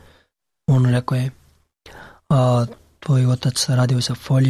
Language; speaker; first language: Serbian; non-native, learner; Pashto